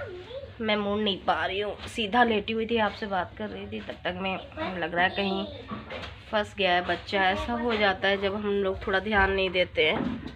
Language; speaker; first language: Hindi; native; Hindi